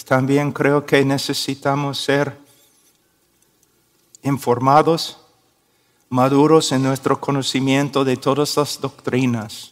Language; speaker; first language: Spanish; non-native, fluent; English